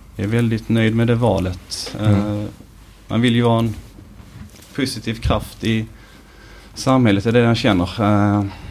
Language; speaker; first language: Swedish; native; Swedish